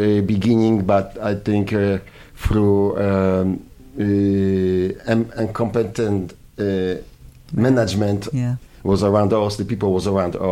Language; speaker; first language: English; non-native, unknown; Polish